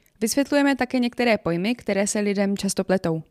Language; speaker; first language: Czech; native; Czech